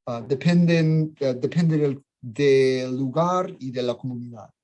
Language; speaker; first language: Spanish; non-native, fluent; English